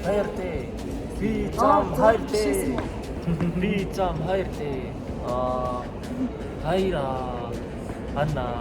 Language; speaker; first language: Russian; non-native, learner; Indonesian